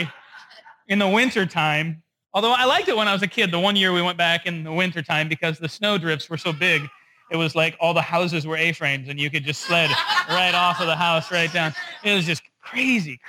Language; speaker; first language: English; native; English